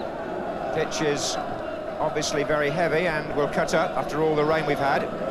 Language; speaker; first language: English; native; English